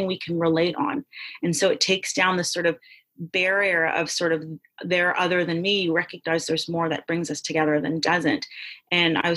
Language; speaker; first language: English; native; English